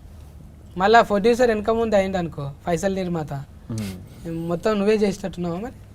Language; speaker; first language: Telugu; native; Telugu